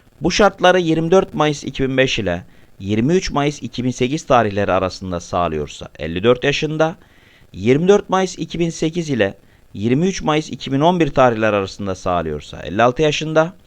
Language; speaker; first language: Turkish; native; Turkish